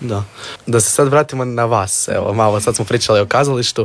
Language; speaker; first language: Serbian; native; Serbian